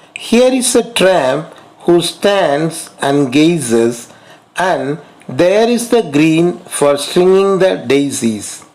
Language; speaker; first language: English; non-native, local second language; Tamil